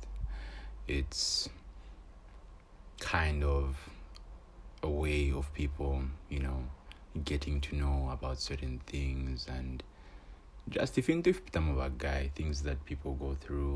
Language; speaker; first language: English; non-native, local second language; Bemba